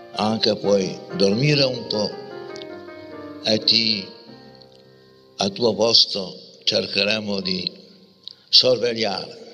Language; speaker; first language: Italian; non-native, fluent; Polish